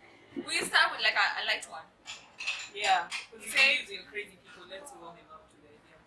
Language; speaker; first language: English; non-native, local second language; Swahili